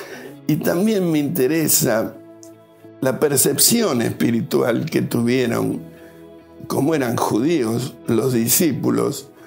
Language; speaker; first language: Spanish; native; Spanish